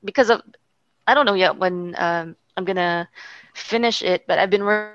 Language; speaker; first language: English; non-native, local second language; Filipino